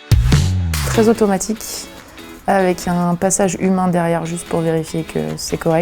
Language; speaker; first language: French; native; French